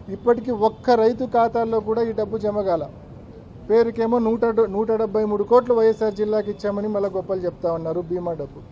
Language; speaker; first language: Telugu; native; Telugu